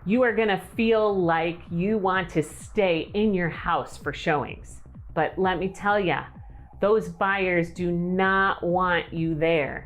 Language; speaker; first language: English; native; English